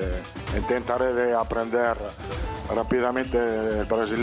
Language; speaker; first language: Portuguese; non-native, learner; Italian